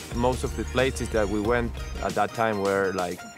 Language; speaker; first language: English; non-native, fluent; Spanish